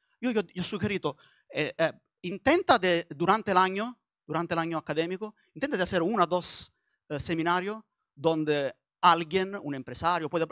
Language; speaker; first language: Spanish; non-native, learner; Italian